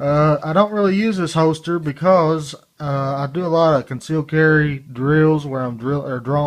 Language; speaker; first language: English; native; English